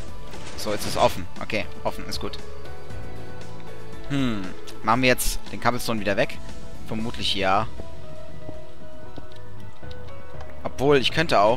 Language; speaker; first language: German; native; German